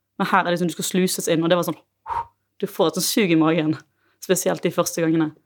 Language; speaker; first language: Norwegian; native; Norwegian